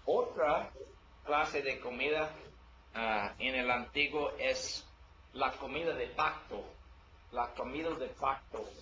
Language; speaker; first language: Spanish; non-native, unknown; English